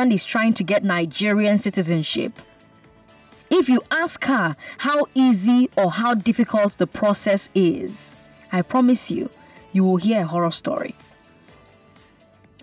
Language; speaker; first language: English; non-native, local second language; Igbo